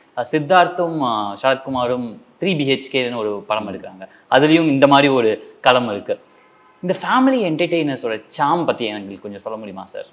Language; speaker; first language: Tamil; native; Tamil